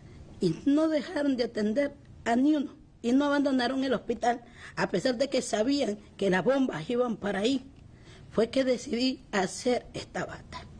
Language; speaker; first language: Spanish; native; Spanish